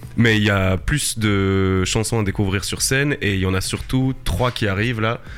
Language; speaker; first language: French; native; French